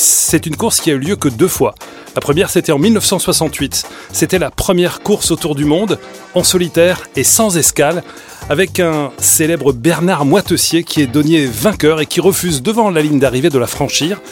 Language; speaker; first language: French; native; French